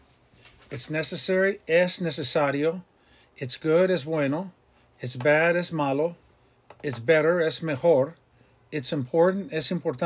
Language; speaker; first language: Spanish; non-native, fluent; English